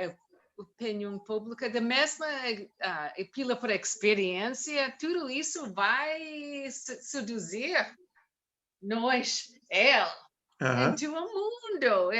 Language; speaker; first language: Portuguese; non-native, learner; English